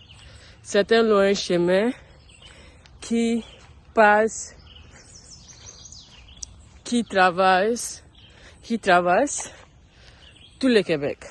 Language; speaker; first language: French; non-native, learner; English